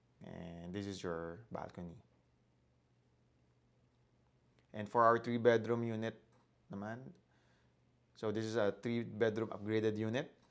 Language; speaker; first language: English; non-native, local second language; Filipino